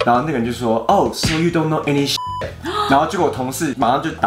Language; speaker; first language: Chinese; native; Chinese